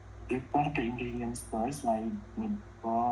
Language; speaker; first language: English; non-native, learner; Indonesian